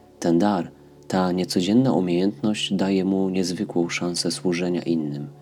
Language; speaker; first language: Polish; native; Polish